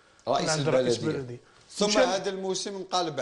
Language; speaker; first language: Arabic; native; Arabic